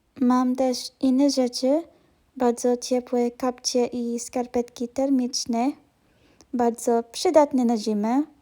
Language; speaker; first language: Polish; non-native, fluent; Hiligaynon